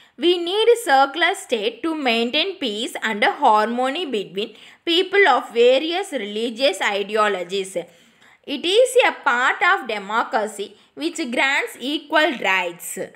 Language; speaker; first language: English; non-native, local second language; Tamil